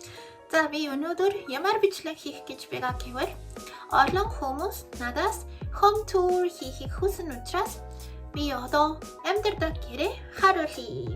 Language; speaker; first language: Mongolian; non-native, fluent; Spanish